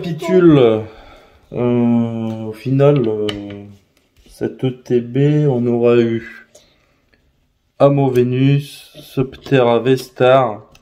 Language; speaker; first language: French; native; French